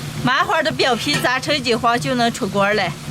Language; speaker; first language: Chinese; native; Chinese